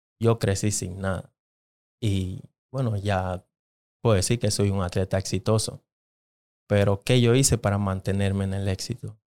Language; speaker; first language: Spanish; non-native, local second language; Jamaican Creole English